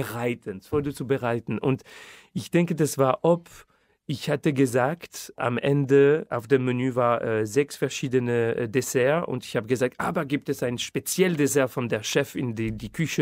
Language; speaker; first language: German; non-native, fluent; French